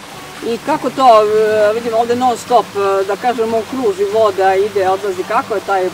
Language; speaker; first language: Croatian; native; Croatian